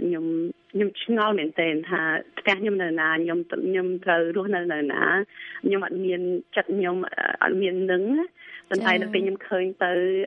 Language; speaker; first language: Khmer; early bilingual, heritage; Khmer